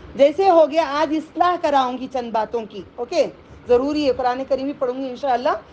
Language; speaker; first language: Urdu; native; Urdu